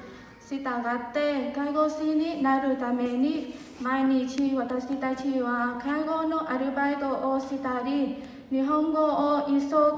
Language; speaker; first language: Japanese; non-native, learner; Vietnamese